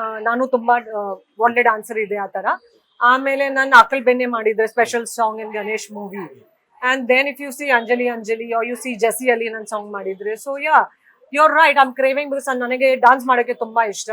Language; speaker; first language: Kannada; non-native, learner; Hindi